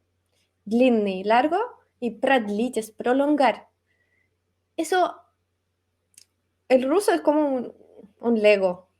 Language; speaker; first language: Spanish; non-native, fluent; Russian